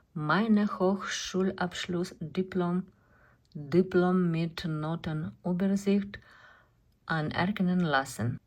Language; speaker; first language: German; non-native, learner; Ukrainian